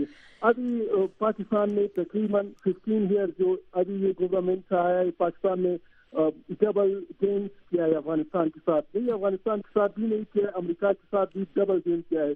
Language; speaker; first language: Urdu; non-native, learner; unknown